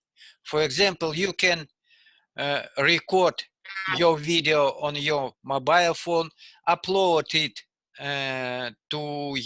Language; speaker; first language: English; non-native, learner; Russian